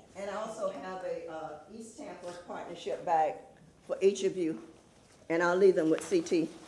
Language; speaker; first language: English; native; English